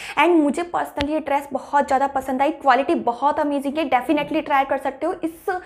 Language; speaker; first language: Hindi; native; Hindi